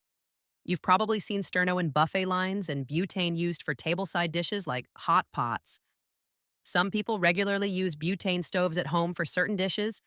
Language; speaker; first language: English; native; English